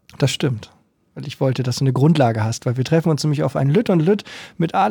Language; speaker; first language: German; native; German